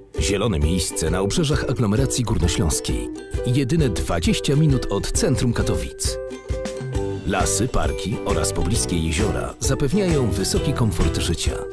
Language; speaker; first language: Polish; native; Polish